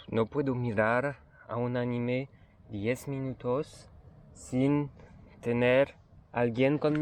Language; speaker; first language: Spanish; non-native, learner; French